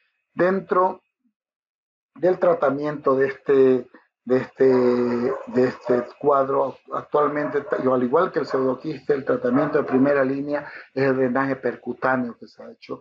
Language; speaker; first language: Spanish; native; Spanish